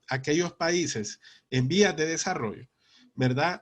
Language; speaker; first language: Spanish; native; Spanish